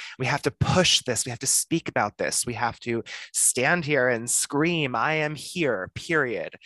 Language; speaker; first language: English; native; English